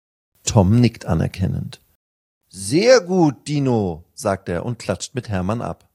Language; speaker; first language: German; native; German